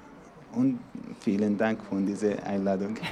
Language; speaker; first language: German; non-native, learner; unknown